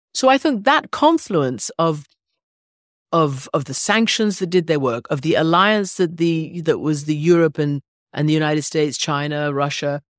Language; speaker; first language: English; early bilingual, other home language; Persian